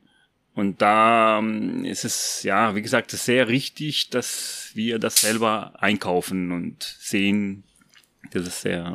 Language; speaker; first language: German; non-native, fluent; Italian